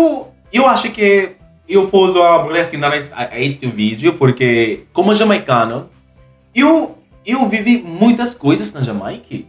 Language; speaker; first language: Portuguese; non-native, learner; English